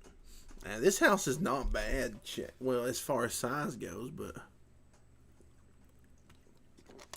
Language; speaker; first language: English; native; English